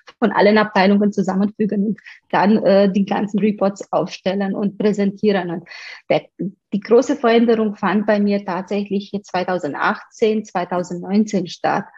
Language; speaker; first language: German; non-native, fluent; Romanian